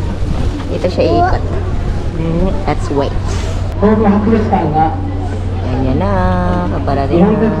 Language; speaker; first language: Filipino; native; Filipino